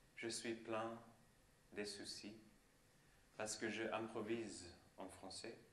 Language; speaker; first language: French; non-native, fluent; German